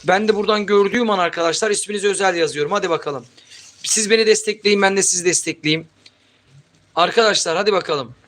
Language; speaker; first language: Turkish; native; Turkish